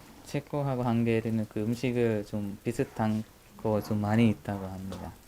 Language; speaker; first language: Korean; non-native, learner; Hungarian